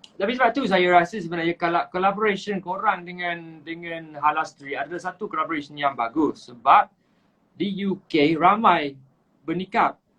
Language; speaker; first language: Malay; native; Malay